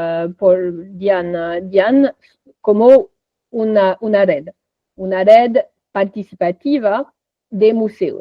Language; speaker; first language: Spanish; non-native, fluent; French